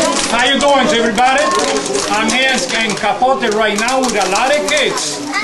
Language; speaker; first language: English; non-native, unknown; Spanish